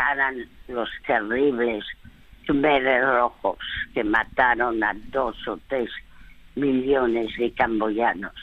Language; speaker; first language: Spanish; early bilingual, other home language; French